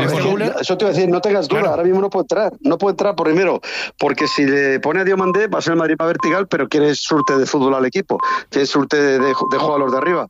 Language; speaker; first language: Spanish; native; Spanish